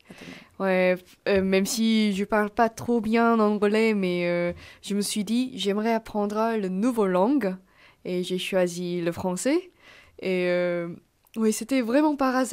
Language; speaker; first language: French; non-native, fluent; Korean